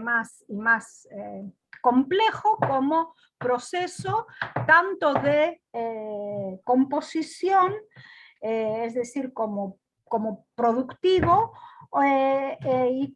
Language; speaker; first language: Spanish; non-native, fluent; Greek